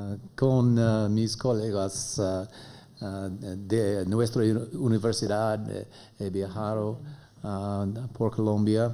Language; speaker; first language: Spanish; non-native, learner; English